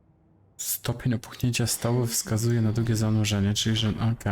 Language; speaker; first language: Polish; native; Polish